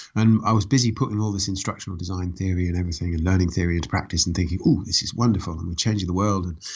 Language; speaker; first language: English; native; English